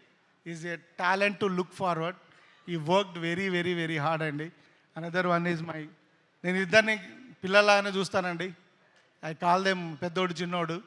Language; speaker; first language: Telugu; native; Telugu